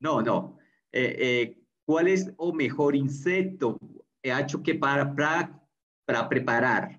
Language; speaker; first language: Portuguese; non-native, learner; Spanish